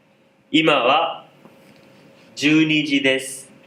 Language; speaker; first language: Japanese; non-native, learner; Hindi